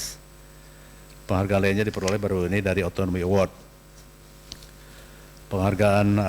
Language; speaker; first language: Indonesian; native; Indonesian